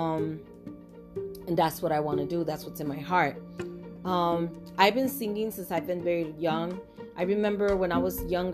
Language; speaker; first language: English; non-native, fluent; Spanish